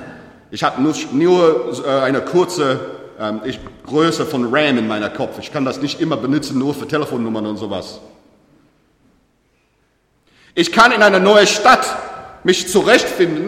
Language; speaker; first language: German; non-native, learner; English